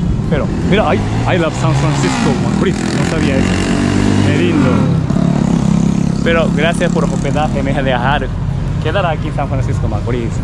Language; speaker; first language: Spanish; non-native, learner; Japanese